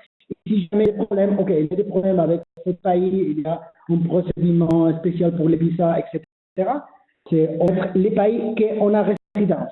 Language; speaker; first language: French; non-native, learner; Spanish